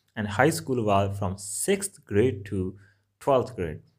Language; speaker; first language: English; non-native, local second language; Punjabi